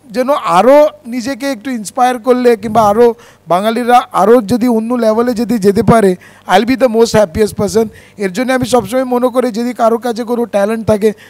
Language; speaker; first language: Bangla; non-native, fluent; Konkani